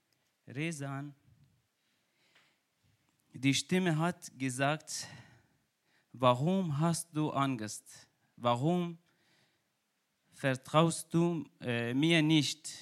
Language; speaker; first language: German; non-native, learner; Kurdish